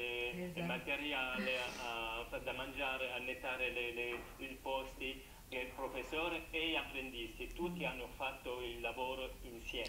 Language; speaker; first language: Italian; non-native, learner; French